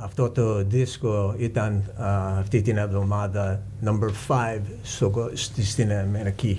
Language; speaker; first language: Greek; early bilingual, heritage; English